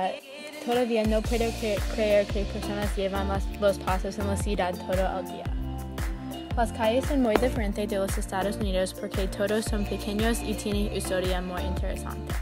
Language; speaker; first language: Spanish; non-native, learner; English